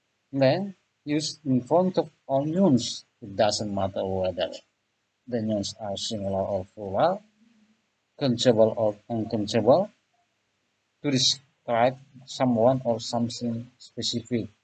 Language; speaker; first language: English; non-native, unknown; Indonesian